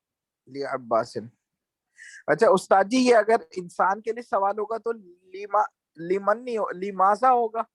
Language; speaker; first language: Urdu; native; Urdu